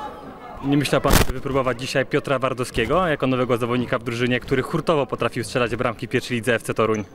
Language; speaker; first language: Polish; native; Polish